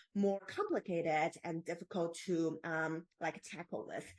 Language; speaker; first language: English; non-native, fluent; Chinese